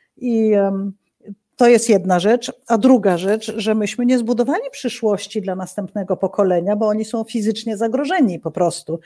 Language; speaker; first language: Polish; native; Polish